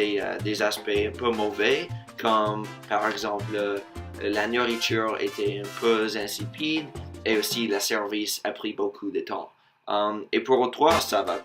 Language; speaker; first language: French; non-native, fluent; English